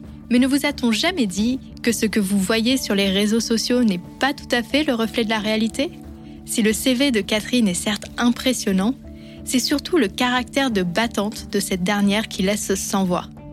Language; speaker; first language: French; native; French